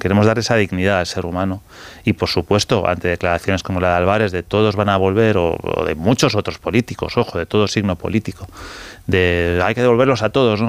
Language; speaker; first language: Spanish; native; Spanish